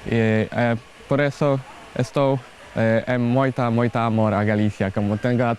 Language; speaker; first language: Portuguese; non-native, learner; Polish